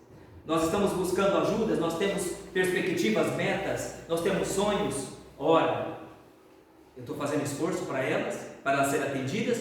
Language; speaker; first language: Portuguese; native; Portuguese